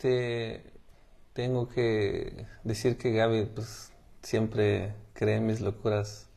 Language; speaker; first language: Spanish; native; Spanish